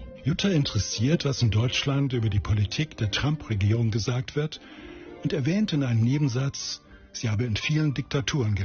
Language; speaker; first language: German; native; German